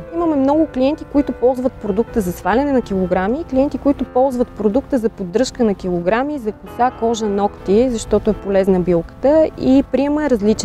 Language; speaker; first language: Bulgarian; native; Bulgarian